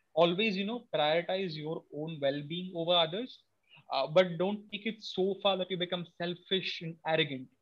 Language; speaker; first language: English; non-native, local second language; Odia